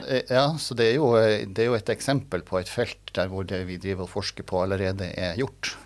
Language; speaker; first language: Norwegian; native; Norwegian